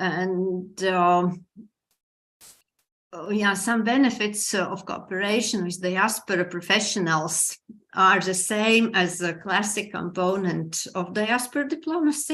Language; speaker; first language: English; non-native, fluent; Latvian